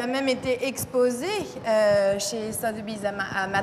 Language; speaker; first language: French; native; French